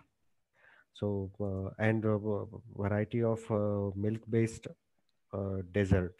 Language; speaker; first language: English; non-native, local second language; Marathi